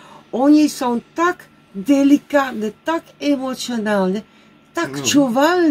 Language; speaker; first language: Polish; non-native, learner; Dutch